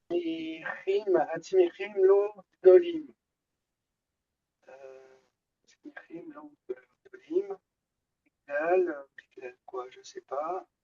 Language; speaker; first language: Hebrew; non-native, learner; French